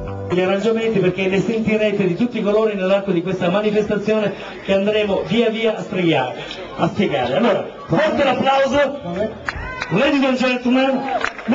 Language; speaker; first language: Italian; native; Italian